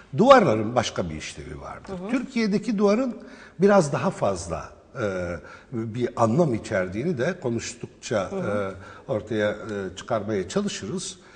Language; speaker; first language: Turkish; non-native, local second language; Arabic